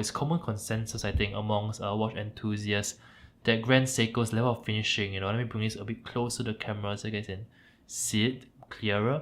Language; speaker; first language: English; native; English